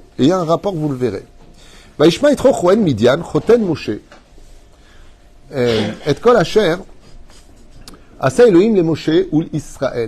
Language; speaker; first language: French; native; French